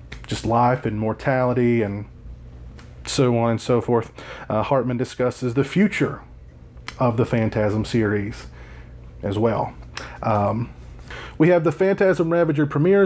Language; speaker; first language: English; native; English